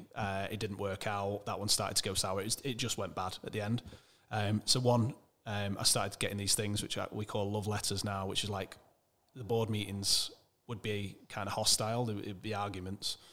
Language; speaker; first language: English; native; English